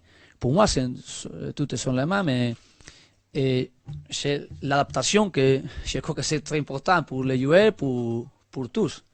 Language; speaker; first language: French; non-native, learner; Spanish